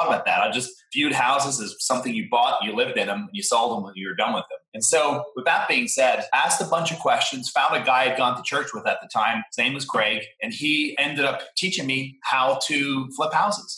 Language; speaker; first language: English; native; English